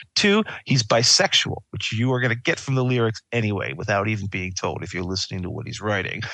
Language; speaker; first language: English; native; English